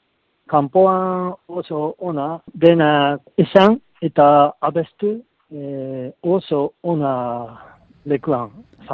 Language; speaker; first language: Basque; non-native, learner; Japanese